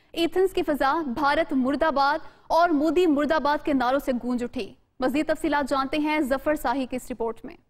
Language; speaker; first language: Urdu; native; Urdu